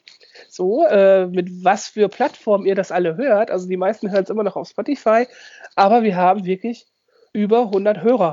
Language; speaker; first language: German; native; German